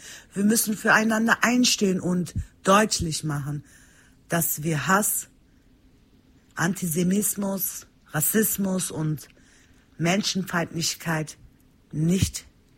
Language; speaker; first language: German; early bilingual, other home language; Turkish